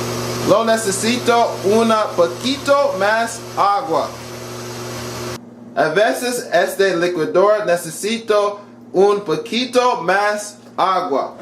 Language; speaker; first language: Spanish; non-native, learner; English